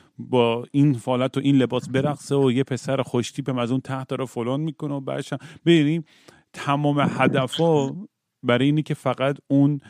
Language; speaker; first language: Persian; native; Persian